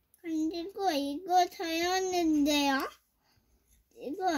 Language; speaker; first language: Korean; early bilingual, heritage; Korean